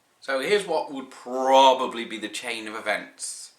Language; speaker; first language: English; native; English